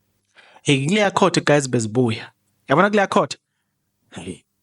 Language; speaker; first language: English; non-native, local second language; Zulu